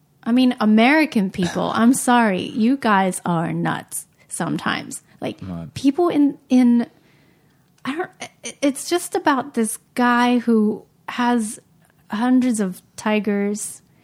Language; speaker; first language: English; non-native, fluent; Japanese